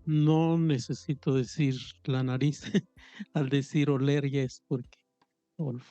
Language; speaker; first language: Spanish; non-native, local second language; Zapotec